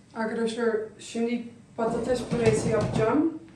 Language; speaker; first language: Turkish; non-native, fluent; Dutch